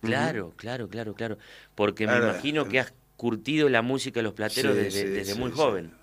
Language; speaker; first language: Spanish; native; Spanish